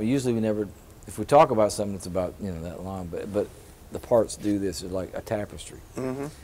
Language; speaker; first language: English; native; English